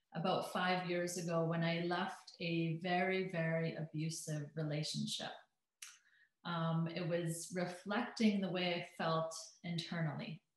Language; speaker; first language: English; native; English